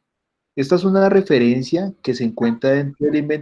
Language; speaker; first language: Spanish; native; Spanish